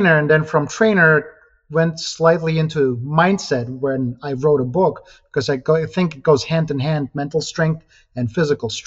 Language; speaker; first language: English; non-native, fluent; Ukrainian